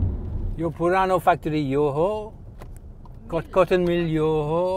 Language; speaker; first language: Nepali; non-native, learner; English